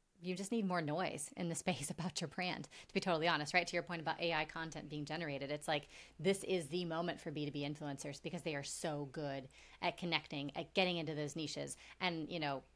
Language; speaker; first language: English; native; English